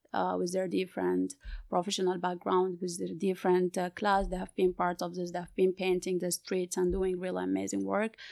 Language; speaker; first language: English; non-native, fluent; Arabic